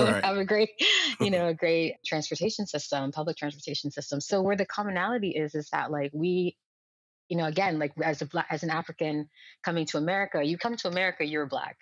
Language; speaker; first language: English; early bilingual, other home language; Lingala